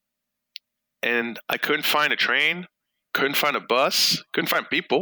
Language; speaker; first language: English; early bilingual, other home language; French